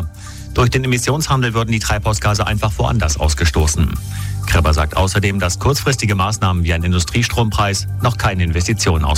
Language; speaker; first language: German; native; German